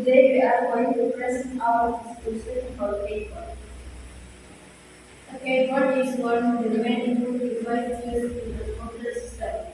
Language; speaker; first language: English; non-native, learner; Indonesian